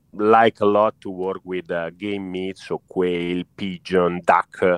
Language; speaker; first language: English; non-native, fluent; Italian